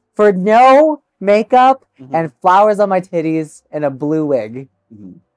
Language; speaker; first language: English; native; English